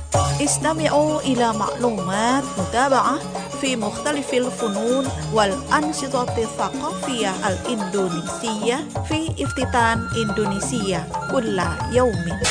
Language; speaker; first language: Arabic; non-native, fluent; Indonesian